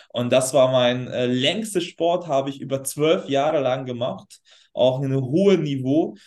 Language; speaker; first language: German; non-native, fluent; Hungarian